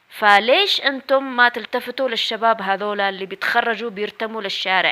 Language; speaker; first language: Arabic; native; Arabic